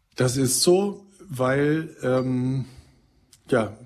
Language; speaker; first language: German; native; German